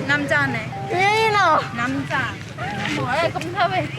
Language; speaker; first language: Korean; non-native, fluent; Khmer